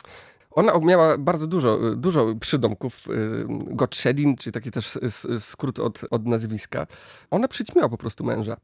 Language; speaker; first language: Polish; native; Polish